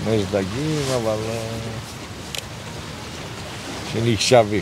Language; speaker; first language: Hebrew; non-native, learner; Romanian